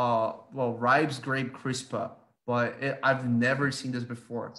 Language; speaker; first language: English; non-native, fluent; Portuguese